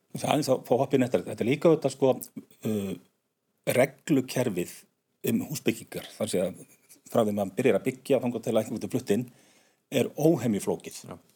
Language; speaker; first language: Icelandic; native; Icelandic